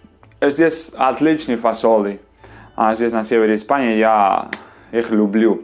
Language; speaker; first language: Russian; non-native, learner; Spanish